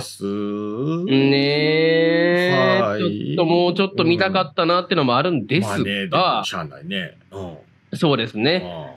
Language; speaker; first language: Japanese; native; Japanese